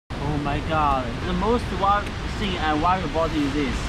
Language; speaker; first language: English; non-native, learner; Chinese